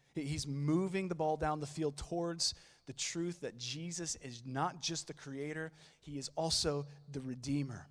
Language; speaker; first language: English; native; English